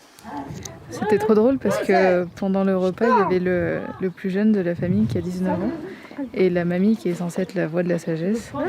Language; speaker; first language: French; native; French